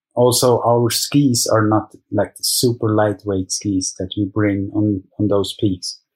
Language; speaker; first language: English; non-native, fluent; German